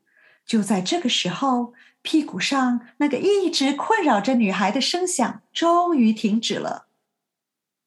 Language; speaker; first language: Chinese; native; Chinese